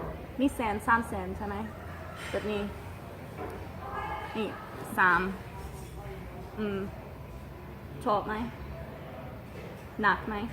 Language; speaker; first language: Thai; non-native, learner; English